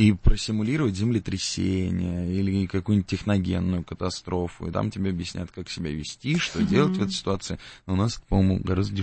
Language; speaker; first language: Russian; native; Russian